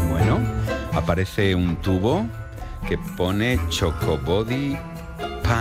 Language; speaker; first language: Spanish; native; Spanish